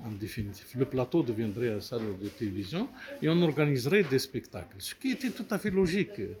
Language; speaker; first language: French; non-native, local second language; Arabic